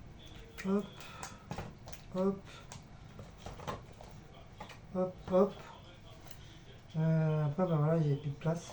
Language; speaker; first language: French; native; French